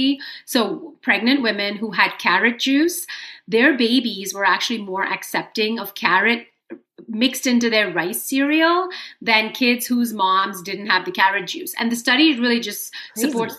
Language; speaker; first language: English; non-native, local second language; Hindi